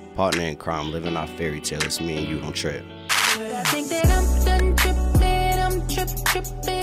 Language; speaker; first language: English; native; English